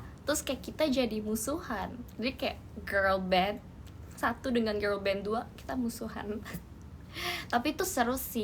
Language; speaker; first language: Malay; non-native, learner; Indonesian